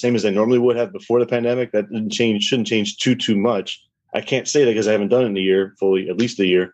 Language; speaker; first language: English; native; English